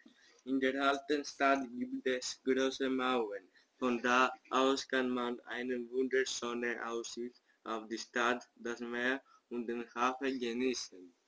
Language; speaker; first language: German; non-native, learner; Greek